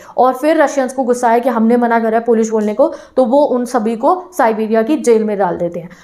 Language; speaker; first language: Hindi; native; Hindi